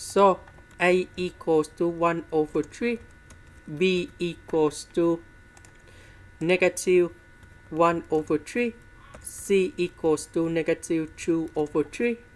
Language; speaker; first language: English; non-native, fluent; Vietnamese